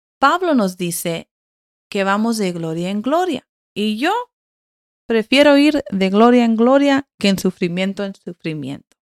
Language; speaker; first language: Spanish; early bilingual, heritage; Spanish